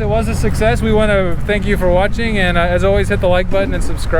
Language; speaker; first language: English; native; English